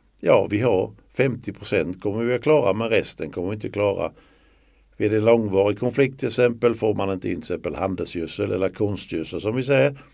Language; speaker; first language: Swedish; native; Swedish